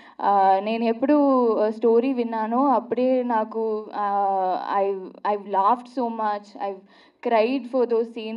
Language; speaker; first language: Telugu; non-native, learner; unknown